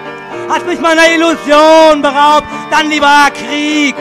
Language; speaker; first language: German; native; German